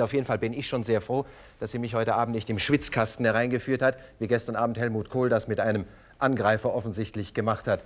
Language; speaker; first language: German; native; German